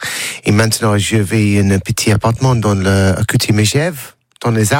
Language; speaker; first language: French; non-native, learner; English